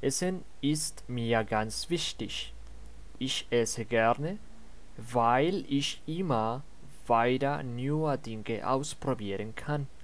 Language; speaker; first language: German; non-native, learner; Spanish